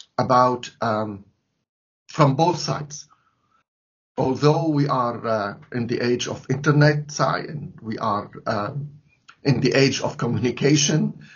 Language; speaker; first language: English; non-native, fluent; Arabic